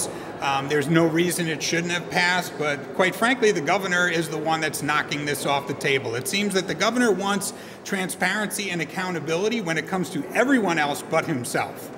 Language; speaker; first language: English; native; English